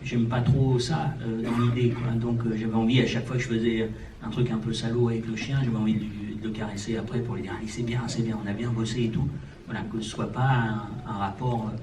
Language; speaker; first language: French; native; French